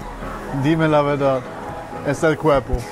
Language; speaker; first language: Spanish; non-native, learner; English